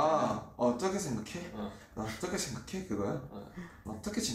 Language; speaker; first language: Korean; native; Korean